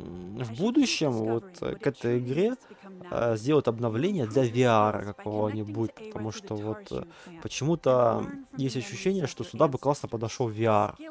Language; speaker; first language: Russian; native; Russian